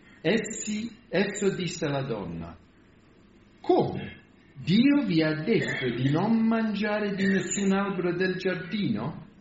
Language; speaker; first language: Italian; non-native, fluent; English